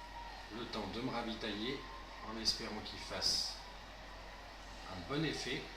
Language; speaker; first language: French; native; French